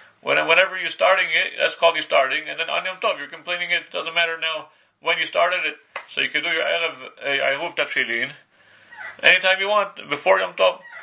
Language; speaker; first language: English; native; English